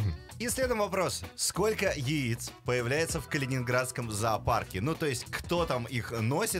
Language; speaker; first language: Russian; native; Russian